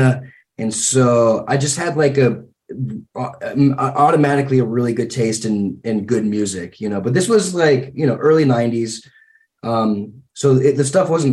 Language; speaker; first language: English; native; English